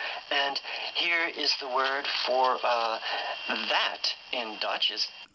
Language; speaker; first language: English; native; English